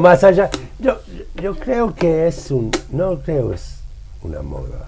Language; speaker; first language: Spanish; non-native, fluent; English